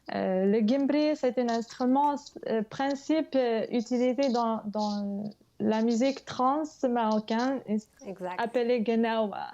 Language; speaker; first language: French; non-native, fluent; English